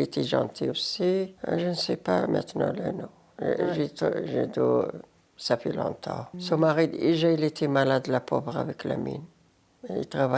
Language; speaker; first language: French; non-native, learner; Arabic